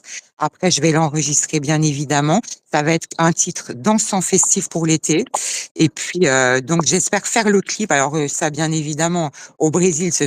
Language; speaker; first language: French; native; French